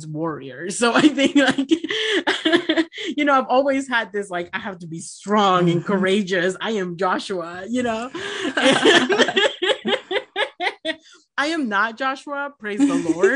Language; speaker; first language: English; non-native, fluent; Spanish